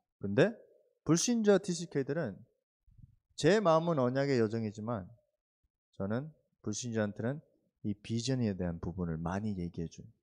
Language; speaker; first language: Korean; early bilingual, heritage; Korean